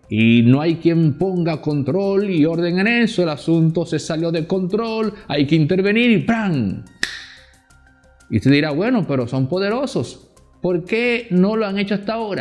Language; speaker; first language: Spanish; native; Spanish